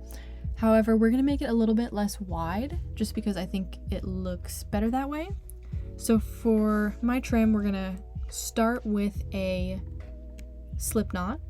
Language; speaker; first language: English; native; English